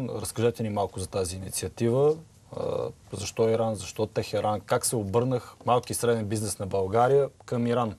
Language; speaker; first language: Bulgarian; native; Bulgarian